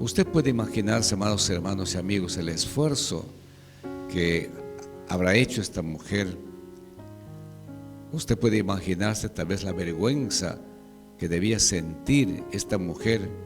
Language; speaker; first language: Spanish; native; Spanish